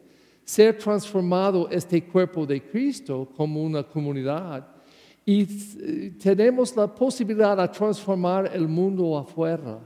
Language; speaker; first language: Spanish; non-native, learner; English